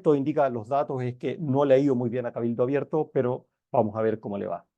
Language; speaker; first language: Spanish; native; Spanish